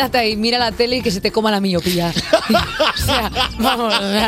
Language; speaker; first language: Spanish; native; Spanish